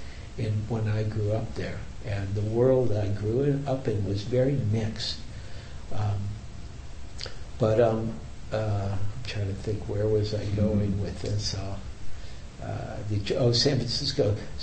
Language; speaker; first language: English; native; English